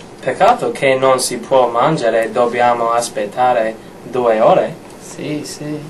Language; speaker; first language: Italian; non-native, learner; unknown